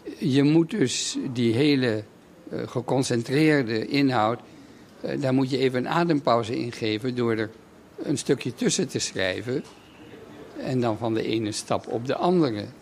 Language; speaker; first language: Dutch; native; Dutch